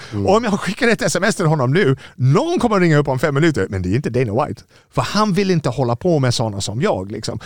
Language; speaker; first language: Swedish; non-native, fluent; English